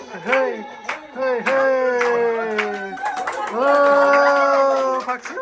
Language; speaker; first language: Korean; non-native, fluent; Nepali